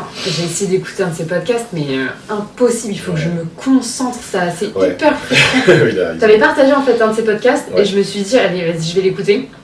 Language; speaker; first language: French; native; French